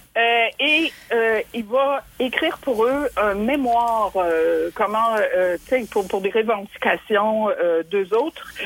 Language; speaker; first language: French; non-native, fluent; German